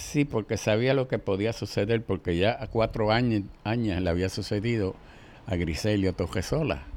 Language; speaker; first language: Spanish; native; Spanish